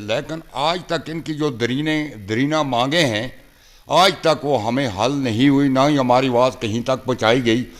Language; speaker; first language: Urdu; non-native, local second language; Pahari-Potwari